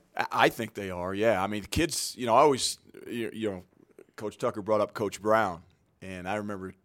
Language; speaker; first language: English; native; English